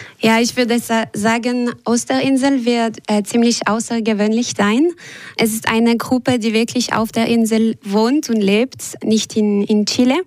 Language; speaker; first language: German; non-native, local second language; French